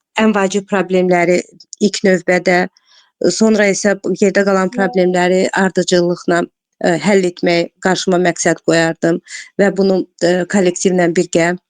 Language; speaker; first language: Azerbaijani; non-native, local second language; Russian